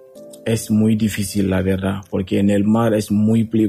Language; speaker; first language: Spanish; non-native, learner; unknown